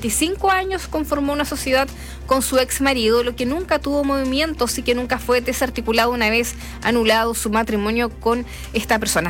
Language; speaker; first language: Spanish; native; Spanish